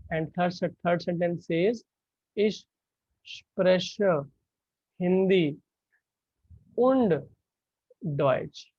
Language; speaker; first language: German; non-native, fluent; Hindi